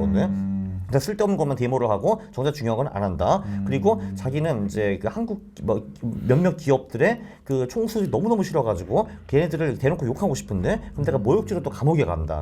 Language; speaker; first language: Korean; native; Korean